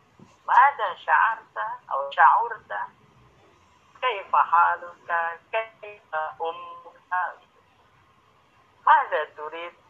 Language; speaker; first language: Arabic; non-native, fluent; Indonesian